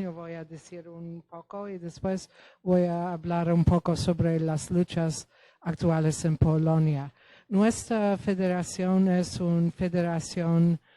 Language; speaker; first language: Spanish; non-native, fluent; Polish